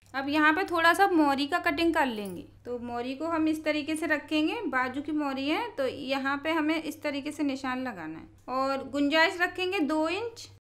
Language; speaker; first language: Hindi; native; Hindi